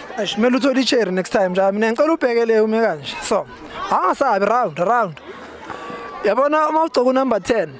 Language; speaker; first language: Zulu; non-native, local second language; Tsonga